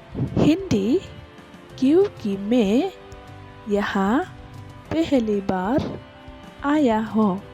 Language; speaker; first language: Hindi; non-native, local second language; Khasi